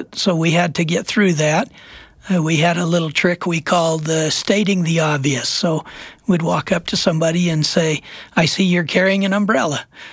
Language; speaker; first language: English; native; English